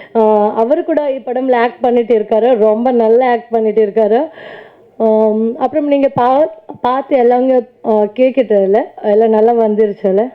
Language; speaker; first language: Tamil; non-native, learner; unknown